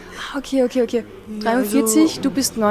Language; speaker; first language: German; native; German